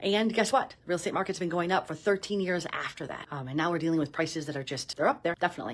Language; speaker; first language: English; native; English